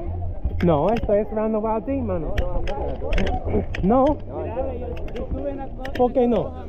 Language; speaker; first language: Spanish; non-native, learner; English